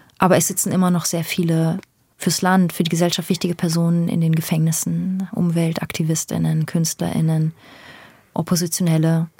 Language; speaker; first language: German; early bilingual, other home language; Persian